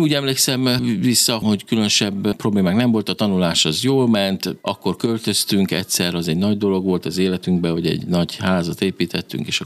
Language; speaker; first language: Hungarian; native; Hungarian